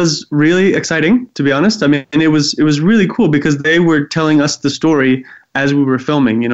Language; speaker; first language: English; native; English